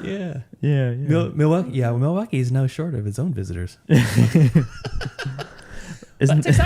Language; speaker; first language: English; native; English